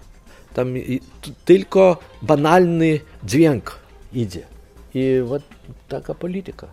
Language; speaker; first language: Polish; non-native, learner; Lithuanian